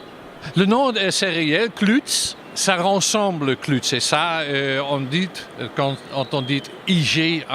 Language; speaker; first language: French; non-native, learner; German